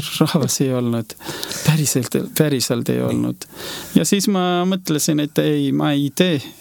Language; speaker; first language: Estonian; non-native, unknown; Hindi